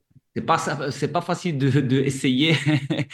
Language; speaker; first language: French; non-native, fluent; Italian